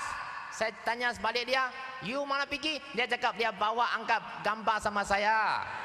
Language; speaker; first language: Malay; non-native, local second language; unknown